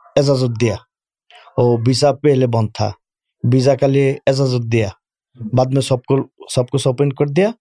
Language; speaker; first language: Urdu; non-native, learner; Bangla